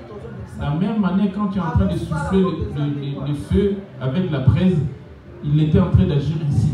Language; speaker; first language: French; non-native, local second language; Lingala